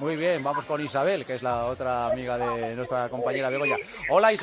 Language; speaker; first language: Spanish; native; Spanish